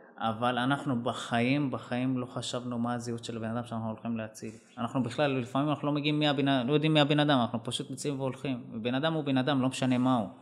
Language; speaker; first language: Hebrew; non-native, local second language; Arabic